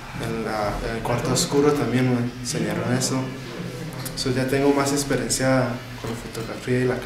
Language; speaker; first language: Spanish; early bilingual, other home language; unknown